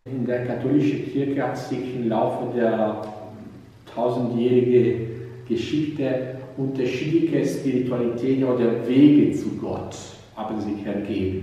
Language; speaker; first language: German; non-native, fluent; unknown